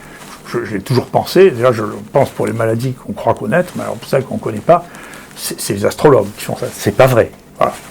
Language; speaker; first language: French; native; French